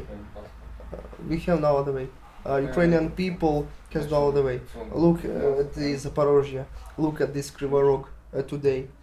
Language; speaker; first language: English; non-native, learner; Ukrainian